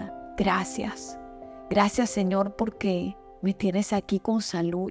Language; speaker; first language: Spanish; native; Spanish